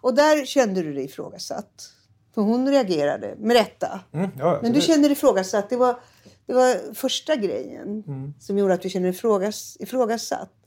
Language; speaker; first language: Swedish; native; Swedish